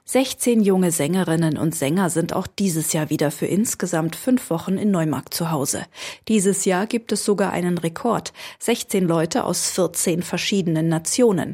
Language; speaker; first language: German; native; German